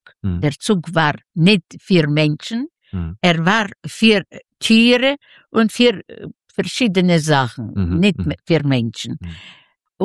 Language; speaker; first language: German; non-native, learner; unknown